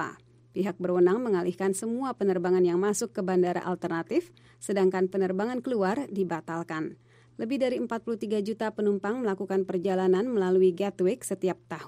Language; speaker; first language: Indonesian; native; Indonesian